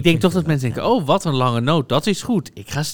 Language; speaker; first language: Dutch; native; Dutch